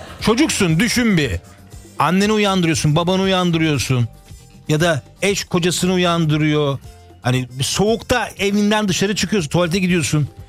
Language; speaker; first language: Turkish; early bilingual, heritage; Turkish